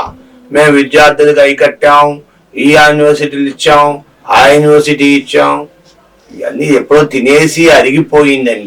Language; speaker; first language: Telugu; native; Telugu